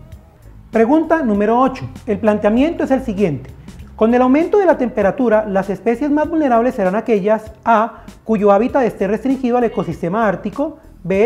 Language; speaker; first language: Spanish; native; Spanish